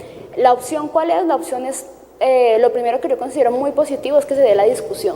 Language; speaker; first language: Spanish; native; Spanish